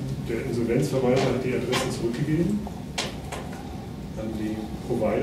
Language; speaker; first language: German; native; German